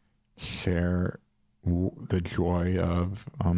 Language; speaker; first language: English; native; English